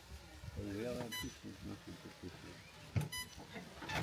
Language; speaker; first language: French; native; French